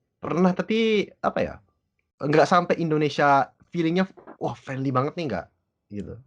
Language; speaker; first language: Indonesian; early bilingual, other home language; English